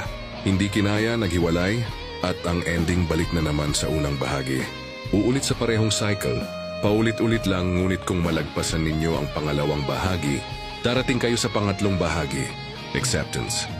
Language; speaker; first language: Filipino; native; Filipino